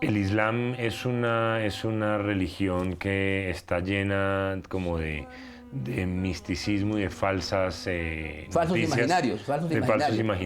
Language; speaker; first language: Spanish; native; Spanish